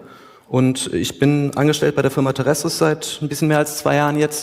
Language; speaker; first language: German; native; German